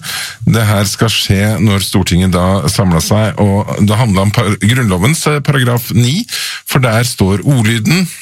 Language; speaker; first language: Norwegian; native; Norwegian